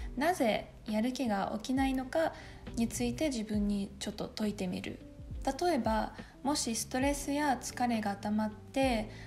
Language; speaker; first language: Japanese; non-native, fluent; Russian